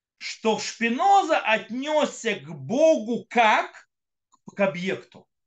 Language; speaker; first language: Russian; early bilingual, heritage; Russian